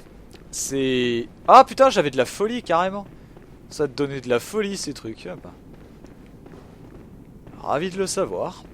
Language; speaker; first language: French; native; French